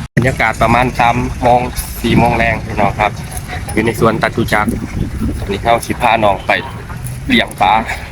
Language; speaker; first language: Thai; native; Thai